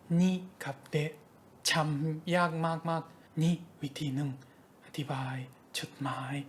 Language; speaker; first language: Thai; non-native, fluent; Japanese